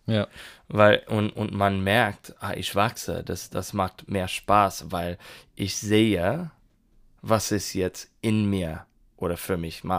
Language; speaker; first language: German; non-native, learner; English